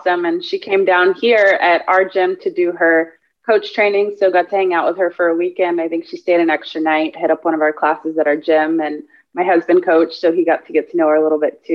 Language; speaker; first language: English; native; English